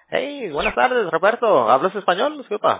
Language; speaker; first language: Spanish; early bilingual, heritage; English